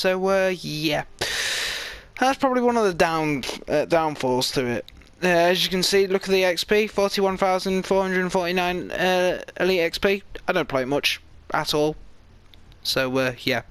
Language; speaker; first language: English; native; English